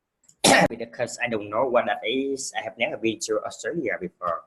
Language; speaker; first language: English; non-native, fluent; Vietnamese